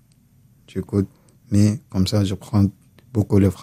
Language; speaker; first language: French; non-native, learner; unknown